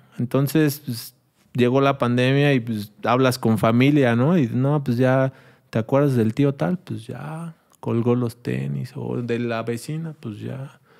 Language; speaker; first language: Spanish; native; Spanish